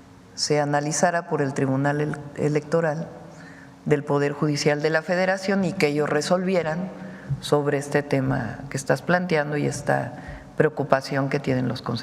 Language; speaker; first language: Spanish; native; Spanish